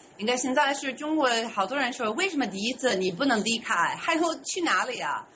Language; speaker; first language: Chinese; non-native, learner; English